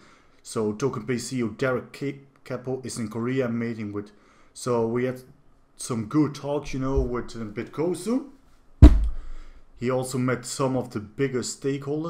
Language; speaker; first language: English; non-native, fluent; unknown